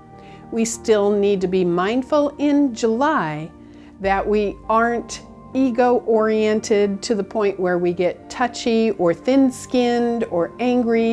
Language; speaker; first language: English; native; English